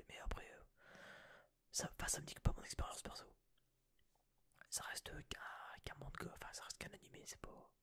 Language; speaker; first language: French; native; French